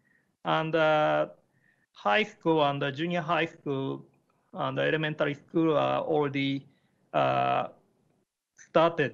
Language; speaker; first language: English; non-native, learner; Japanese